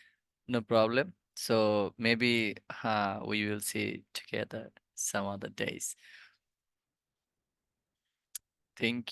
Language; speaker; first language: English; non-native, fluent; Bangla